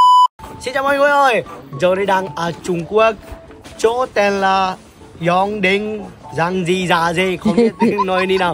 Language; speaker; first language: Vietnamese; non-native, learner; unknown